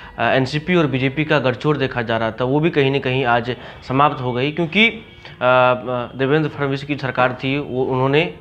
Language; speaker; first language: Hindi; native; Hindi